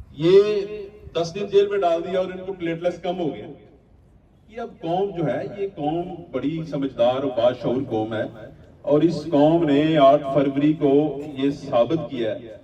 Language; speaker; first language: Urdu; non-native, local second language; Punjabi